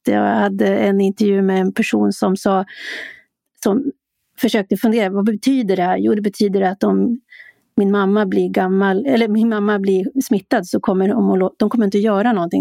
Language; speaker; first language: Swedish; native; Swedish